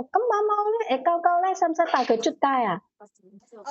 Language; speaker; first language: Cantonese; native; Cantonese